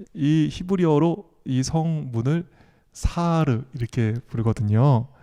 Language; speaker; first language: Korean; native; Korean